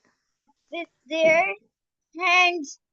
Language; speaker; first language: English; non-native, learner; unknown